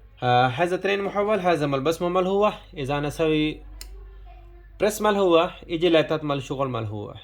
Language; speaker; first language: Arabic; non-native, learner; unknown